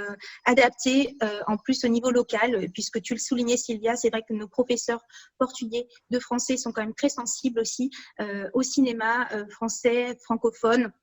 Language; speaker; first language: French; native; French